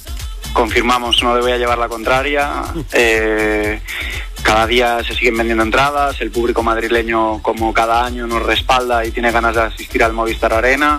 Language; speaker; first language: Spanish; native; Spanish